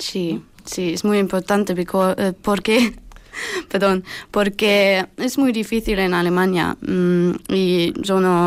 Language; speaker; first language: Spanish; non-native, learner; German